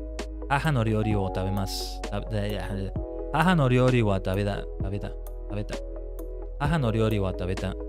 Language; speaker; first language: Japanese; non-native, learner; English